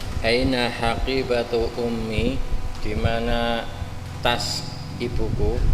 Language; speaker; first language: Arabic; non-native, learner; Indonesian